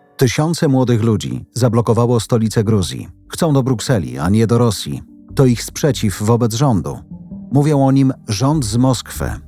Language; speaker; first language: Polish; native; Polish